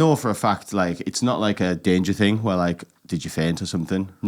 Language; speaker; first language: English; native; English